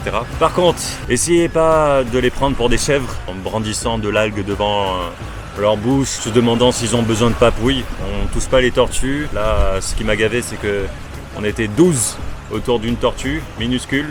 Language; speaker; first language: French; native; French